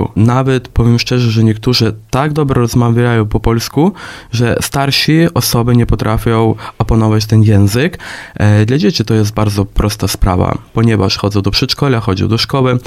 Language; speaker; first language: Polish; non-native, fluent; Ukrainian